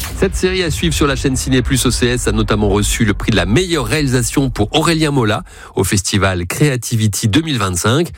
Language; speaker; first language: French; native; French